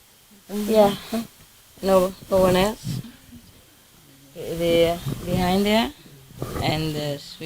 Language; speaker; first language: English; non-native, fluent; Vietnamese